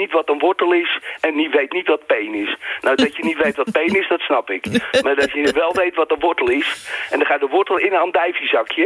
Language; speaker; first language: Dutch; native; Dutch